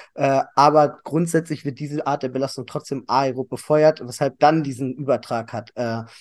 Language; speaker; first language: German; native; German